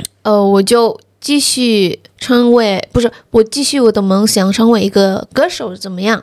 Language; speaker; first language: Chinese; non-native, fluent; Indonesian